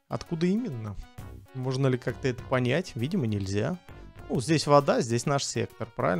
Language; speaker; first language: Russian; native; Russian